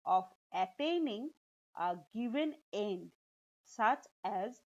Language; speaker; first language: English; non-native, local second language; Bangla